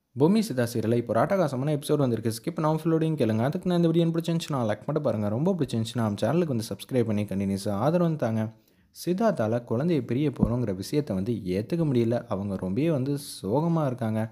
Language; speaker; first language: Tamil; native; Tamil